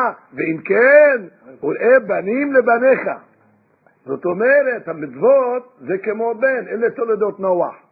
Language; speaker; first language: Hebrew; non-native, fluent; English